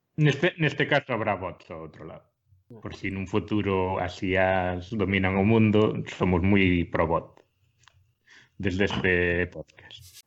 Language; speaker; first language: Galician; non-native, local second language; Spanish